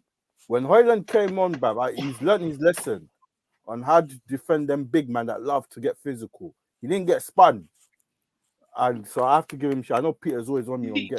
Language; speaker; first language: English; native; English